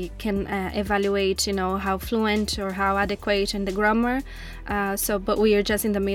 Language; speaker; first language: English; non-native, fluent; Portuguese